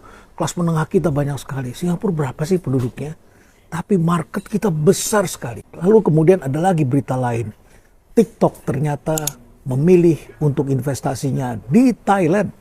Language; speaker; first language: Indonesian; native; Indonesian